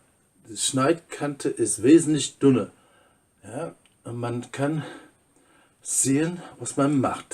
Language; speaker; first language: German; non-native, fluent; English